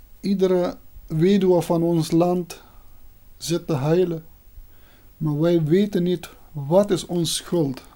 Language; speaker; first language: Dutch; non-native, fluent; Persian